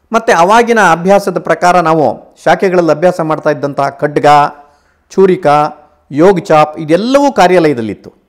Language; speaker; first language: Kannada; native; Kannada